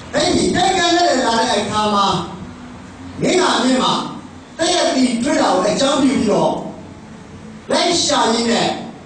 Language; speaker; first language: Burmese; native; Burmese